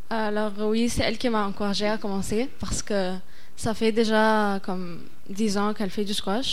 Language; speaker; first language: French; non-native, fluent; Arabic